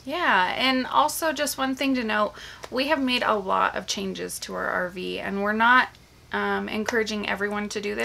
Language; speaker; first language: English; native; English